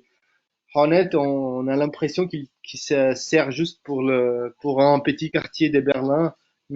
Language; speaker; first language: French; non-native, fluent; Portuguese